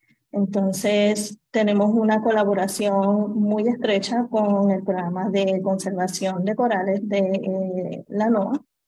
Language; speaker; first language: Spanish; native; Spanish